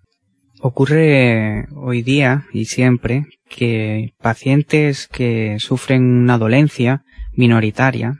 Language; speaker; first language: Spanish; native; Spanish